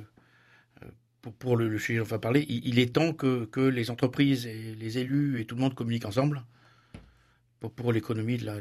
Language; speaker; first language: French; native; French